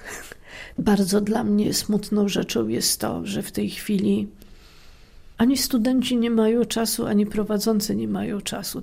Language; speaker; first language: Polish; native; Polish